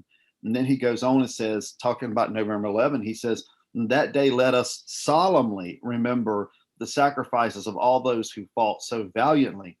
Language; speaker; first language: English; native; English